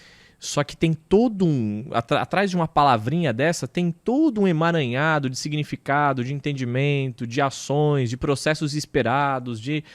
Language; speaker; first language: Portuguese; native; Portuguese